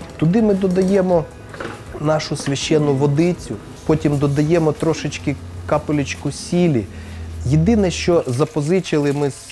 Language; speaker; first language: Ukrainian; native; Ukrainian